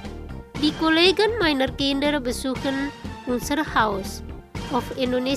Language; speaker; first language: German; non-native, learner; Indonesian